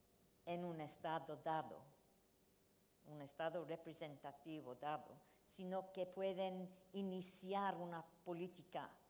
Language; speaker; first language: Spanish; non-native, fluent; English